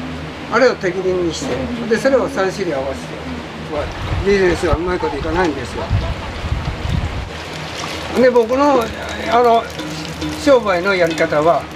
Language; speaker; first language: Japanese; native; Japanese